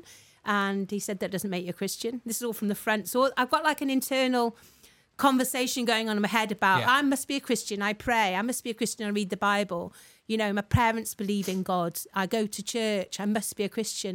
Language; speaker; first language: English; native; English